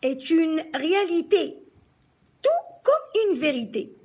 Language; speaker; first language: French; non-native, local second language; Arabic